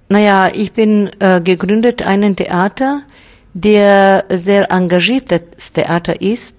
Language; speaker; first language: German; non-native, fluent; Bosnian